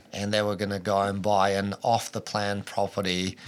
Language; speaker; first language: English; early bilingual, other home language; Albanian